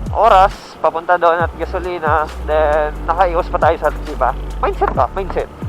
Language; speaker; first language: Filipino; non-native, local second language; Bikol